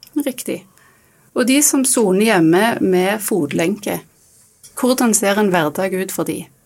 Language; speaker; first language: Norwegian; native; Norwegian